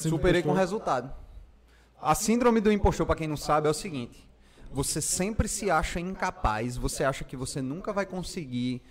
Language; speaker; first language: Portuguese; native; Portuguese